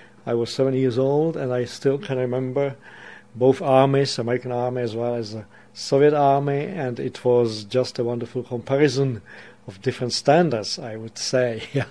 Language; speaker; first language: English; non-native, fluent; Czech